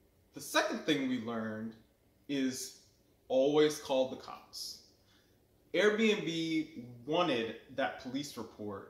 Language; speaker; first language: English; native; English